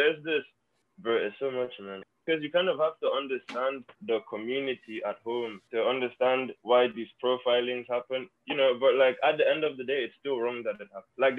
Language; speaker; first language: English; non-native, local second language; Yoruba